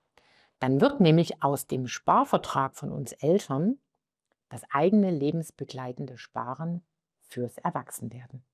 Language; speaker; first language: German; native; German